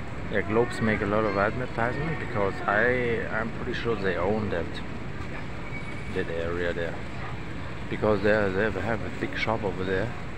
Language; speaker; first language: English; non-native, fluent; German